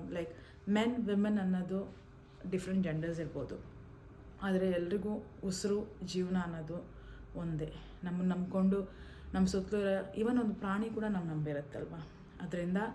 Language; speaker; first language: Kannada; non-native, local second language; Malayalam